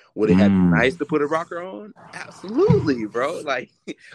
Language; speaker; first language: English; native; English